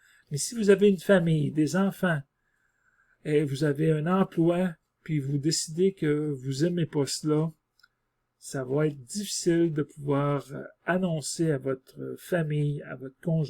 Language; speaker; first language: French; native; French